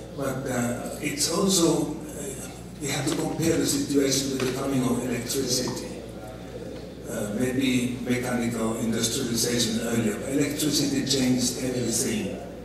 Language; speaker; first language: English; non-native, fluent; Finnish